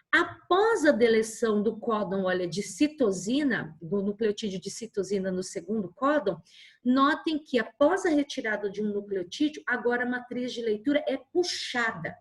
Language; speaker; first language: Portuguese; native; Portuguese